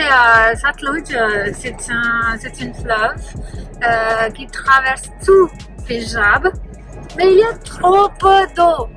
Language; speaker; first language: French; non-native, learner; Punjabi